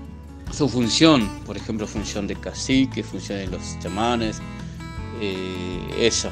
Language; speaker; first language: Spanish; non-native, local second language; Guarani